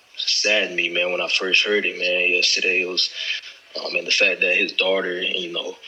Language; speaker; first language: English; native; English